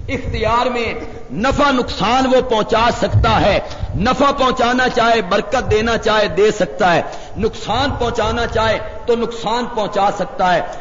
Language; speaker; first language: Urdu; non-native, local second language; Punjabi